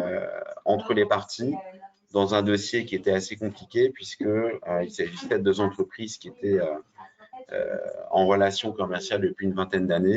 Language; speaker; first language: French; native; French